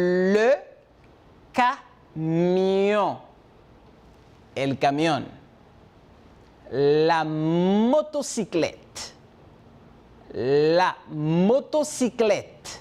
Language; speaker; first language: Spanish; non-native, fluent; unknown